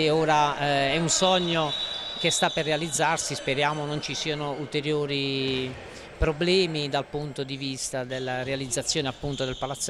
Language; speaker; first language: Italian; native; Italian